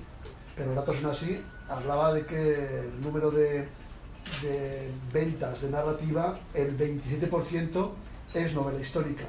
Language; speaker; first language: Spanish; native; Spanish